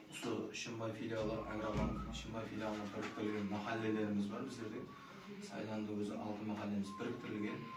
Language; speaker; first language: Uzbek; non-native, local second language; Kara-Kalpak